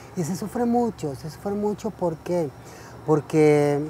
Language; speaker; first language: Spanish; native; Spanish